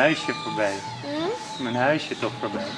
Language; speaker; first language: Dutch; native; Dutch